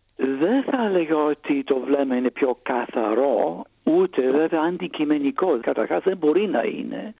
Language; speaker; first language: Greek; non-native, fluent; English